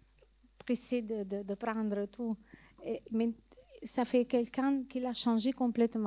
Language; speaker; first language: French; non-native, learner; Italian